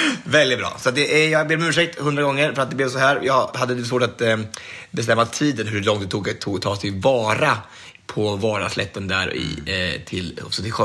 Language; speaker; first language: Swedish; native; Swedish